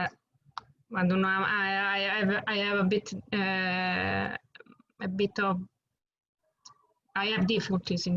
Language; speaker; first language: English; non-native, learner; Italian